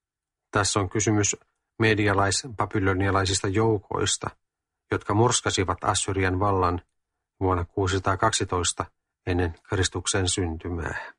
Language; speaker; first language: Finnish; native; Finnish